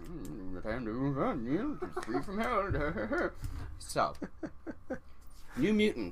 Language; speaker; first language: English; native; English